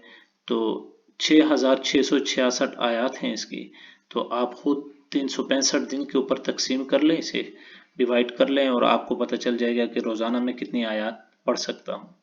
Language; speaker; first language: Urdu; native; Urdu